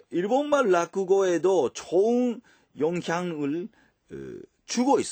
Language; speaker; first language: Korean; non-native, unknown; Japanese